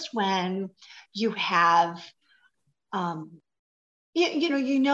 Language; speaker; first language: English; native; English